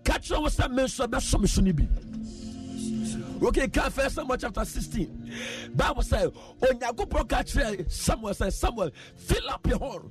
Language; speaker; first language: English; non-native, local second language; Akan